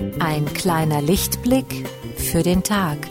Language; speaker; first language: German; native; German